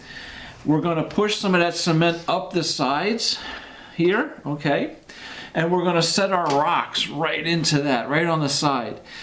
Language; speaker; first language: English; native; English